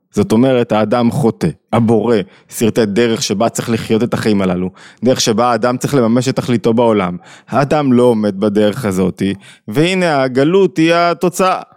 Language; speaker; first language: Hebrew; native; Hebrew